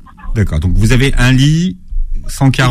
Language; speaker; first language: French; native; French